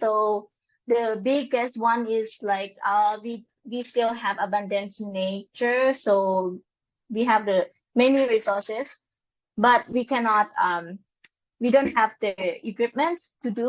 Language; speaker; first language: English; non-native, learner; Lao